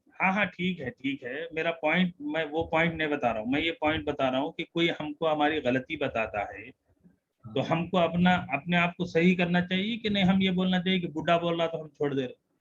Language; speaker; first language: Urdu; native; Urdu